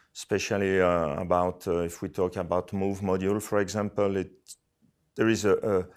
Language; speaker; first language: English; non-native, fluent; French